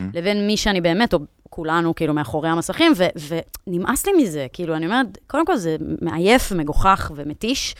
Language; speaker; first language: Hebrew; native; Hebrew